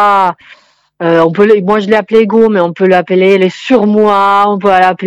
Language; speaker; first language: French; non-native, fluent; Italian